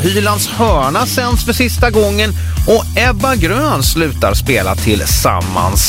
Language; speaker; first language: Swedish; native; Swedish